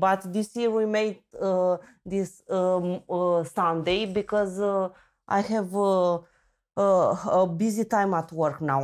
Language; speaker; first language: English; non-native, fluent; Romanian